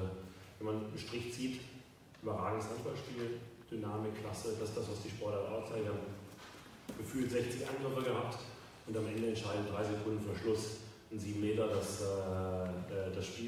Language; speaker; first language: German; native; German